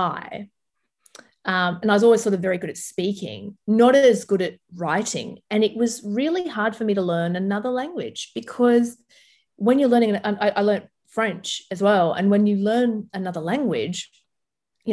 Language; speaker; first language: English; early bilingual, other home language; Arabic